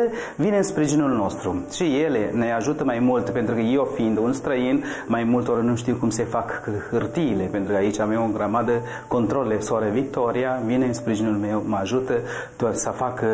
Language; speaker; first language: Romanian; non-native, learner; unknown